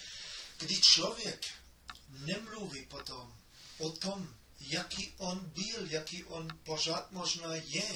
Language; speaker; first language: Czech; non-native, fluent; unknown